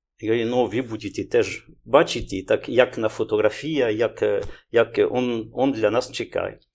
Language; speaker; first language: Ukrainian; non-native, learner; French